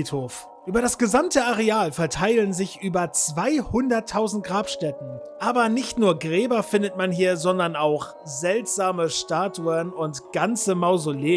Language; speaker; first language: German; native; German